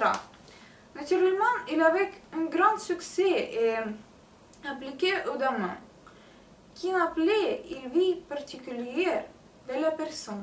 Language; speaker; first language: French; non-native, learner; Russian